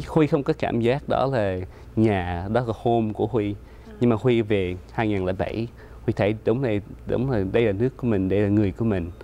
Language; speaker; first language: Vietnamese; early bilingual, other home language; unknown